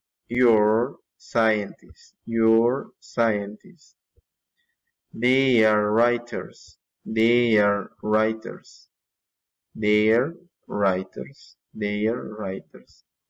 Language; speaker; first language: English; non-native, fluent; Spanish